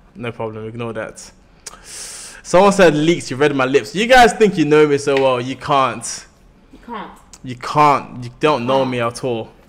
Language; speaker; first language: English; native; English